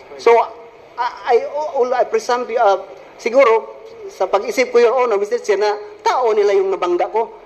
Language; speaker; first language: Filipino; non-native, local second language; Cebuano